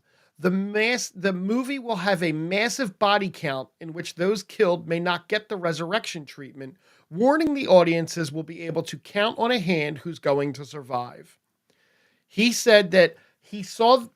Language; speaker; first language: English; native; English